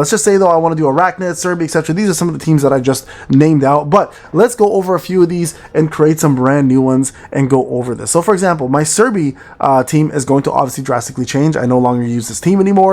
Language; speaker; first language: English; native; English